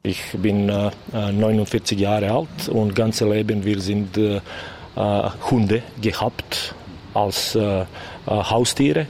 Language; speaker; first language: German; non-native, learner; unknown